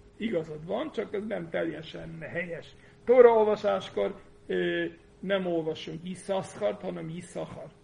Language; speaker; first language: Hungarian; non-native, fluent; English